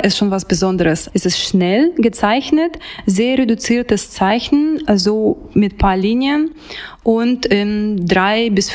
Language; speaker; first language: German; non-native, fluent; Russian